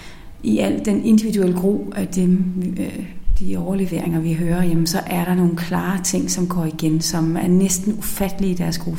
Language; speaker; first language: Danish; native; Danish